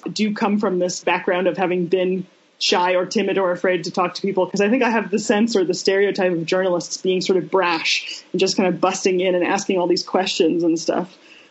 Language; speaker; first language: English; native; English